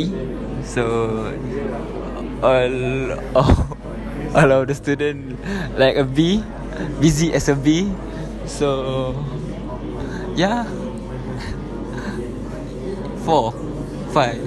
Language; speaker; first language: English; non-native, local second language; Malay